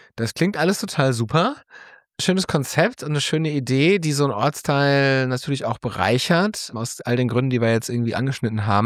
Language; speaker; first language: German; native; German